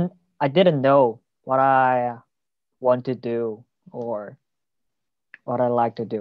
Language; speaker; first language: English; non-native, learner; Korean